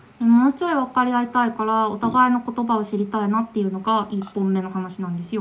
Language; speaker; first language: Japanese; native; Japanese